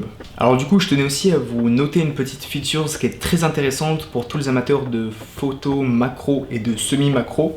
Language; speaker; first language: French; native; French